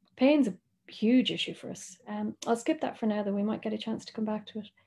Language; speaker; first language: English; native; English